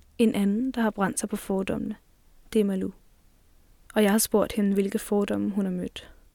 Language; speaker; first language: Danish; native; Danish